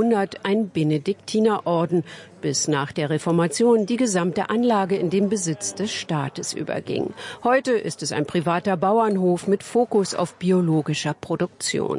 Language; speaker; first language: German; native; German